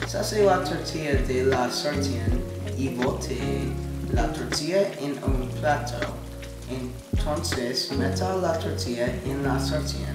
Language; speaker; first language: Spanish; non-native, learner; English